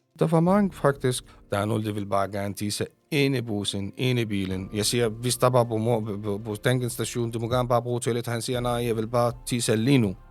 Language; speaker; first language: Danish; non-native, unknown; Arabic